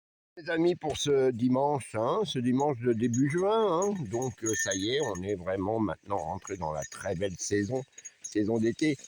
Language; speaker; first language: French; native; French